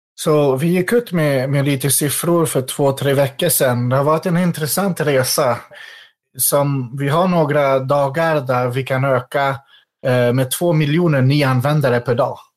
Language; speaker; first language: Swedish; non-native, fluent; French